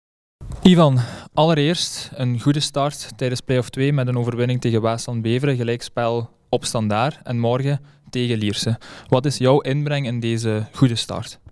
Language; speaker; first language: Dutch; native; Dutch